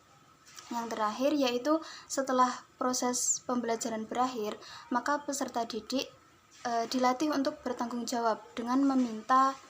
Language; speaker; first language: Indonesian; native; Indonesian